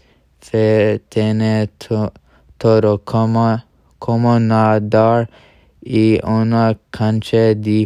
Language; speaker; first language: Spanish; non-native, learner; English